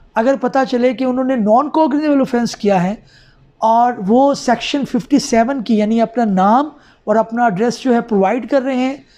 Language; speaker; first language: Urdu; non-native, local second language; Punjabi